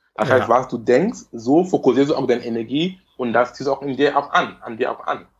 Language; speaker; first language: German; non-native, fluent; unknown